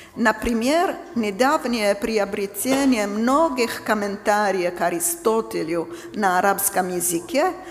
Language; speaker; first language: Russian; non-native, fluent; Italian